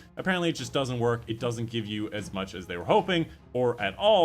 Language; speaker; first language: English; native; English